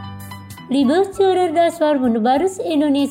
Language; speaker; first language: German; non-native, fluent; Indonesian